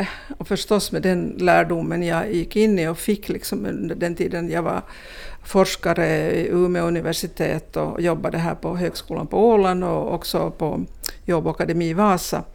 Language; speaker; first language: Swedish; native; Swedish